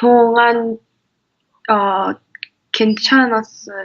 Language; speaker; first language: Korean; non-native, learner; English